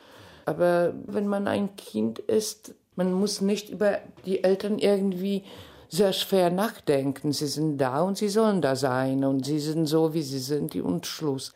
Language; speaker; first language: German; non-native, fluent; Polish